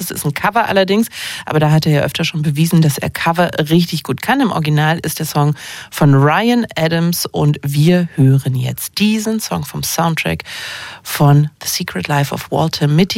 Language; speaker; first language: German; native; German